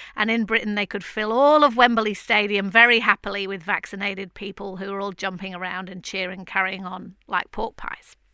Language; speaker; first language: English; native; English